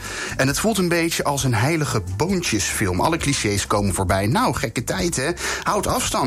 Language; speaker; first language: Dutch; native; Dutch